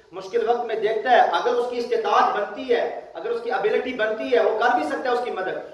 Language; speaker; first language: Urdu; early bilingual, other home language; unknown